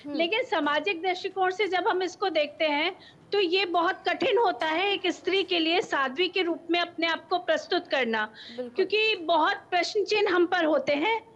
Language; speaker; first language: Hindi; native; Hindi